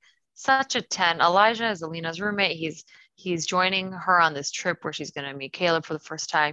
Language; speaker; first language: English; native; English